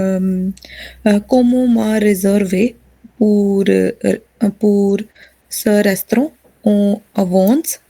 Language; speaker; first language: French; non-native, learner; Hindi